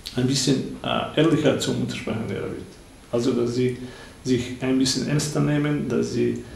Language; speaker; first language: German; non-native, fluent; Bosnian